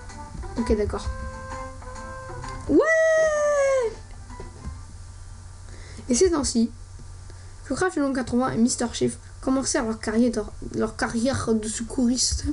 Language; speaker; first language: French; native; French